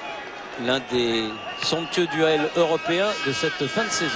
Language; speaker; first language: French; native; French